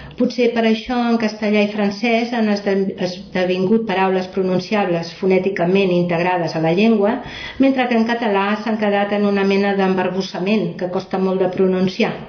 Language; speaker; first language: Catalan; native; Catalan